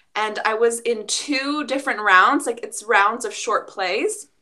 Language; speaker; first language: English; early bilingual, other home language; Spanish